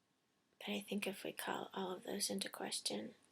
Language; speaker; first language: English; native; English